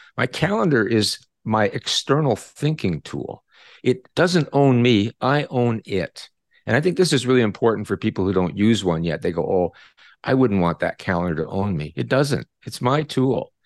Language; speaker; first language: English; native; English